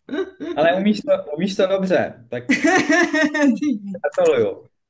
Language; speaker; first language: Czech; early bilingual, heritage; French